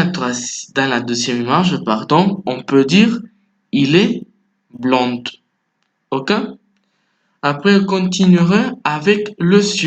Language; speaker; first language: French; non-native, fluent; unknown